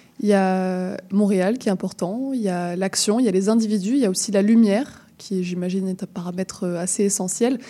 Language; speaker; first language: French; native; French